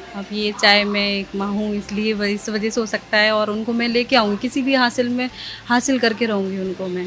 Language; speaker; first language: Hindi; native; Hindi